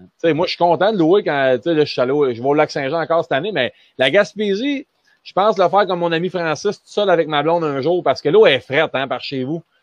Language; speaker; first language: French; native; French